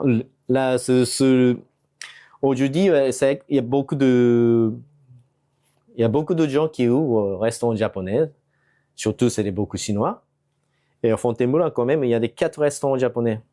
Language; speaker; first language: French; non-native, fluent; Japanese